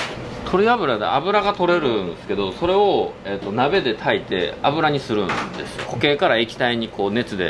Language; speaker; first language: Japanese; native; Japanese